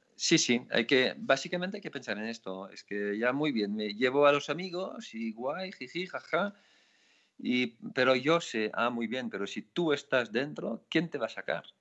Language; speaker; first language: Spanish; non-native, fluent; French